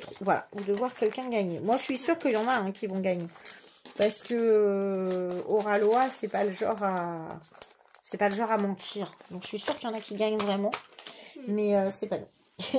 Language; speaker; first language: French; native; French